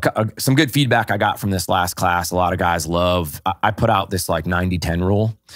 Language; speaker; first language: English; native; English